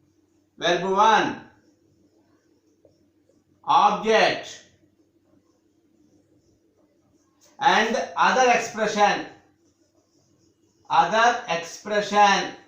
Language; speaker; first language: English; non-native, local second language; Telugu